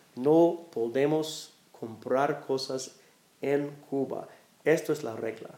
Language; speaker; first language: Spanish; non-native, fluent; English